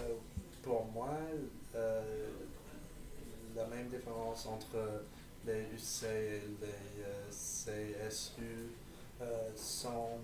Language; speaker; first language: French; non-native, learner; English